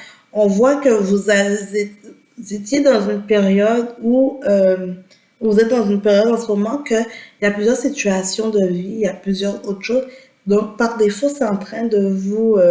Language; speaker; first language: French; native; French